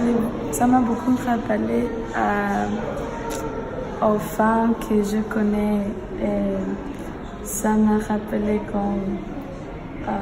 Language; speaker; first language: French; non-native, learner; English